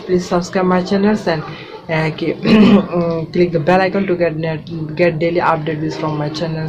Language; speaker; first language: English; non-native, learner; Bangla